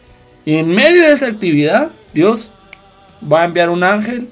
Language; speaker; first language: Spanish; native; Spanish